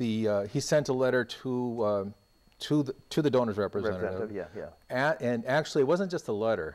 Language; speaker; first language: English; native; English